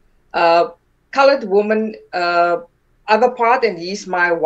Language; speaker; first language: English; non-native, local second language; Afrikaans